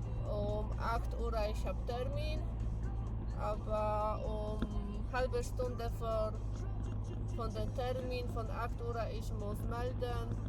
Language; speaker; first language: German; non-native, learner; Polish